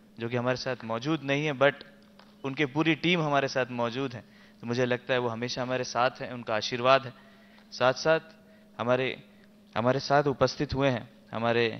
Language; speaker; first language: Hindi; native; Hindi